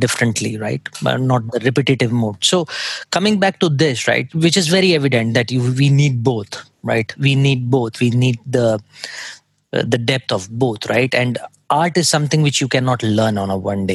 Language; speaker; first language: English; non-native, local second language; Hindi